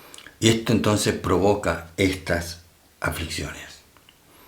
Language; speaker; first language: Spanish; native; Spanish